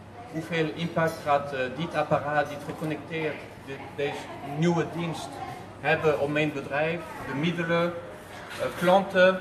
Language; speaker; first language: Dutch; non-native, fluent; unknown